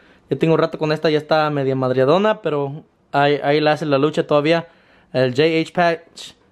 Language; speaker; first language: Spanish; early bilingual, heritage; Spanish